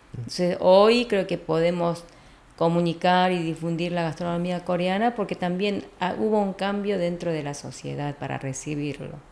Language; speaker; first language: Spanish; early bilingual, other home language; Korean